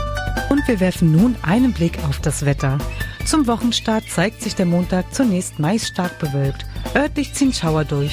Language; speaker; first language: German; native; German